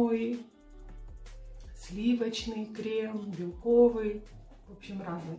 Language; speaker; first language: Russian; native; Russian